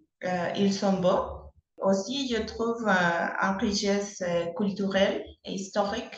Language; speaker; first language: French; non-native, learner; Spanish